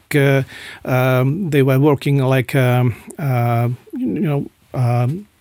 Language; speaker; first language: English; non-native, fluent; Czech